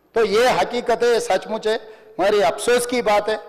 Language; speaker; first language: Hindi; non-native, local second language; Telugu